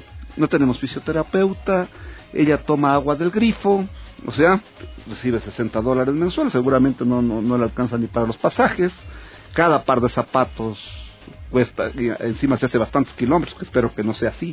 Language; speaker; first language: Spanish; native; Spanish